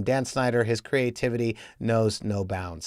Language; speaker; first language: English; native; English